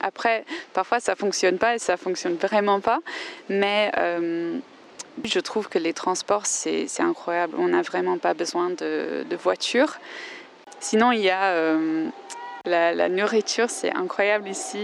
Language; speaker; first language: French; non-native, fluent; English